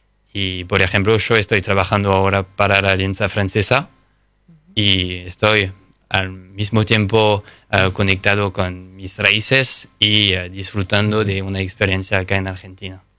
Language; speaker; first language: Spanish; non-native, fluent; French